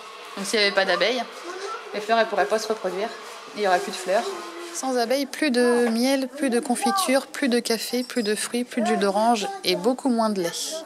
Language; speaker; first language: French; native; French